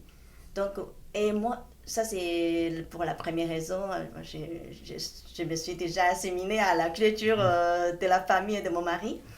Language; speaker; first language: French; non-native, fluent; Chinese